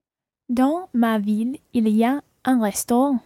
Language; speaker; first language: French; non-native, learner; English